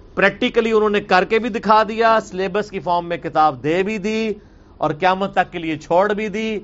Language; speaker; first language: Urdu; non-native, local second language; Punjabi